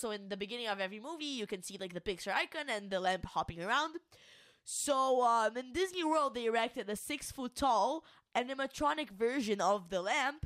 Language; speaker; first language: English; non-native, fluent; Portuguese